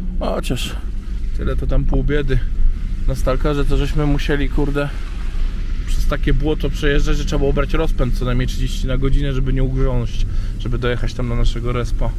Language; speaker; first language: Polish; native; Polish